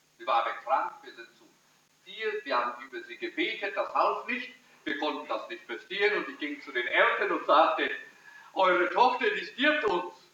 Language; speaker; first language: German; early bilingual, heritage; German